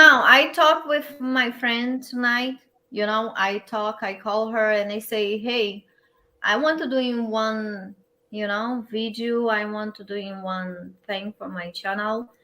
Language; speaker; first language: English; non-native, learner; Portuguese